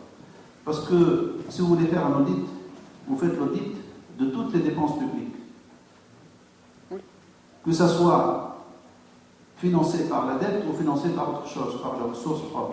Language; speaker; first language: French; non-native, local second language; Arabic